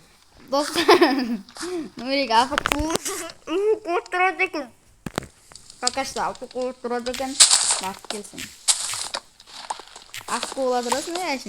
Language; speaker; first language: Kazakh; native; Kazakh